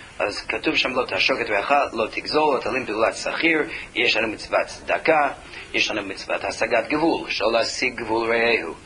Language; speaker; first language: Hebrew; non-native, fluent; English